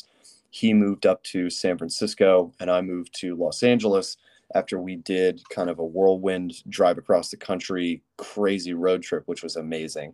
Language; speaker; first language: English; native; English